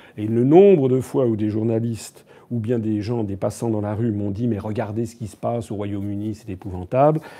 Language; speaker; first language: French; native; French